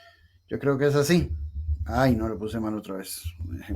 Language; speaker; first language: Spanish; native; Spanish